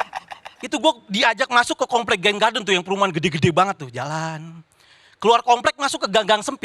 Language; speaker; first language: Indonesian; native; Indonesian